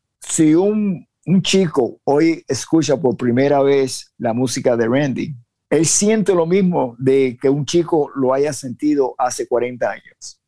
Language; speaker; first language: Spanish; native; Spanish